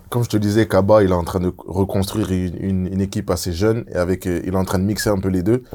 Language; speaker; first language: French; early bilingual, other home language; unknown